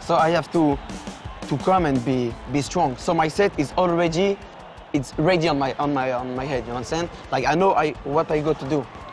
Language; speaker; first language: English; non-native, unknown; French